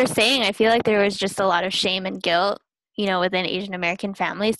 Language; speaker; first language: English; early bilingual, other home language; Filipino